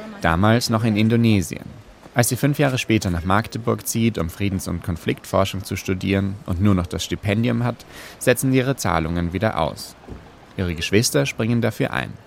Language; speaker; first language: German; native; German